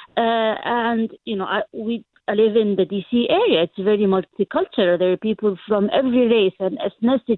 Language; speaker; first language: English; non-native, fluent; Arabic